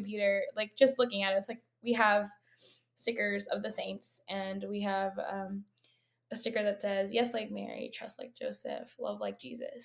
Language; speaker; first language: English; native; English